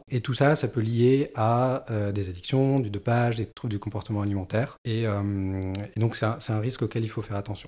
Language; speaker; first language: French; native; French